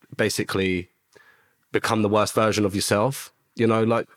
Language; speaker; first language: English; native; English